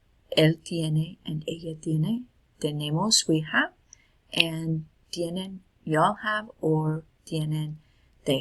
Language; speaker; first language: Spanish; non-native, learner; English